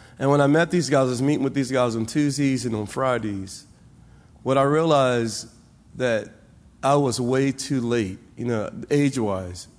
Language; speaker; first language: English; native; English